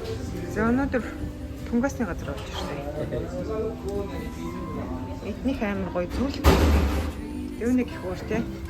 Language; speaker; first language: Mongolian; native; Mongolian